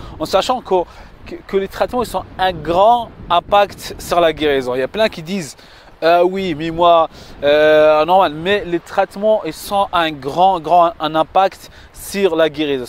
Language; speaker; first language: French; non-native, fluent; Arabic